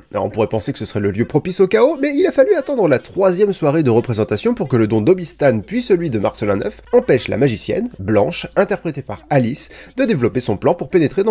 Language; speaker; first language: French; native; French